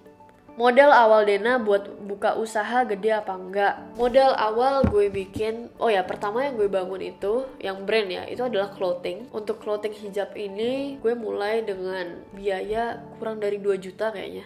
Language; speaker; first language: Indonesian; native; Indonesian